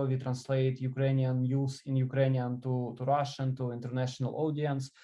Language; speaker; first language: English; non-native, learner; Ukrainian